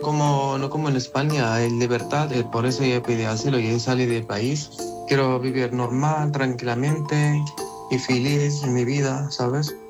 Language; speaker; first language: Spanish; non-native, learner; Arabic